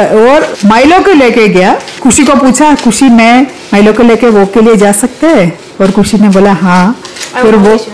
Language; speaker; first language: Hindi; non-native, local second language; Malayalam